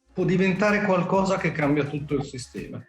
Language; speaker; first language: Italian; native; Italian